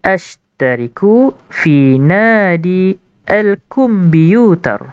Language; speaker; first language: Arabic; non-native, fluent; Malay